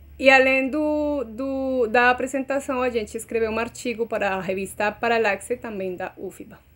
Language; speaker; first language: Portuguese; non-native, fluent; Spanish